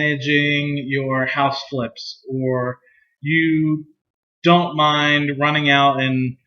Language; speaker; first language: English; native; English